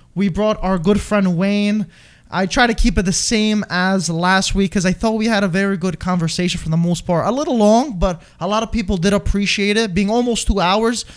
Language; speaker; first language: English; non-native, fluent; Italian